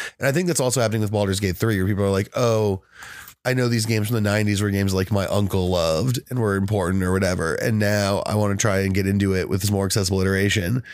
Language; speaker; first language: English; native; English